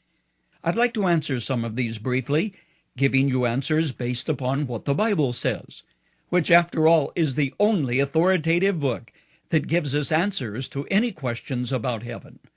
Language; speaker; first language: English; native; English